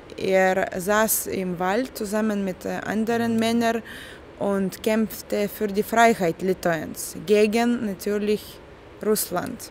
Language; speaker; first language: German; non-native, fluent; Lithuanian